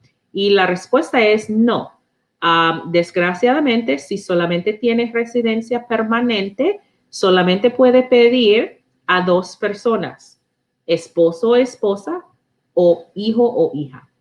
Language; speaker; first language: Spanish; non-native, learner; English